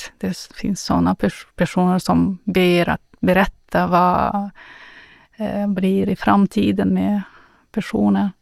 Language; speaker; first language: Swedish; non-native, learner; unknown